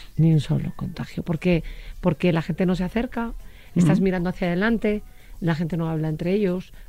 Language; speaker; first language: Spanish; native; Spanish